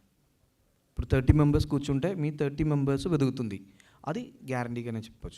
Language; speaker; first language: Telugu; non-native, learner; Malayalam